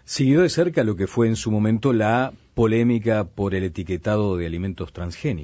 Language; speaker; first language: Spanish; native; Spanish